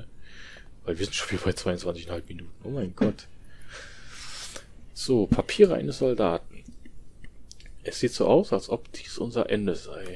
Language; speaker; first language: German; native; German